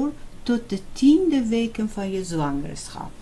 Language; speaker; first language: Dutch; non-native, fluent; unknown